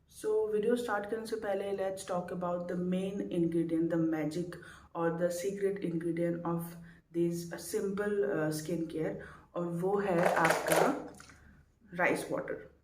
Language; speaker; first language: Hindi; non-native, local second language; Assamese